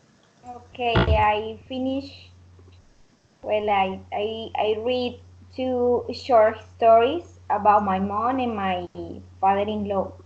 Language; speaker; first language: English; non-native, learner; Spanish